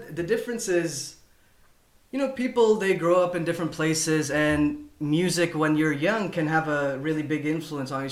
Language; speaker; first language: English; non-native, local second language; Urdu